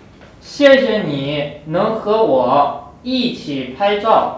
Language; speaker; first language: Chinese; non-native, fluent; Urdu